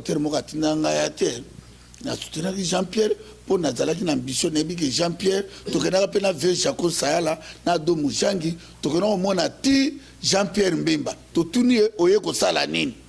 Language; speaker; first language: Lingala; native; Lingala